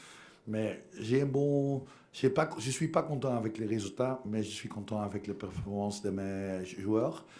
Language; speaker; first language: French; non-native, learner; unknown